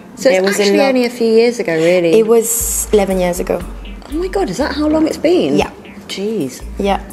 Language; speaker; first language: English; non-native, fluent; French